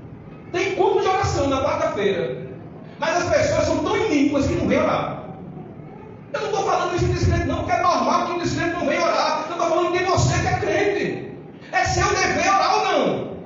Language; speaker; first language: Portuguese; native; Portuguese